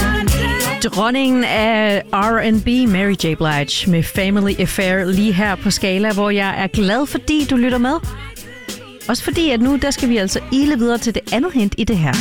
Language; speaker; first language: Danish; native; Danish